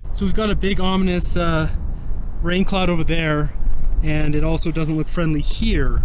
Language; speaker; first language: English; native; English